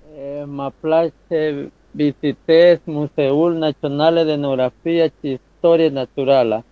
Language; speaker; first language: Romanian; non-native, learner; Spanish